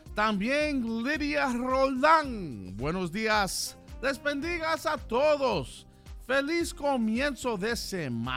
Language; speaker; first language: Spanish; early bilingual, heritage; Spanish